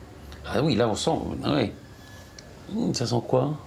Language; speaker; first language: French; native; French